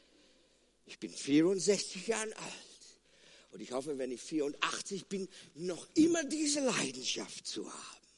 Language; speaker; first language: German; non-native, fluent; Afrikaans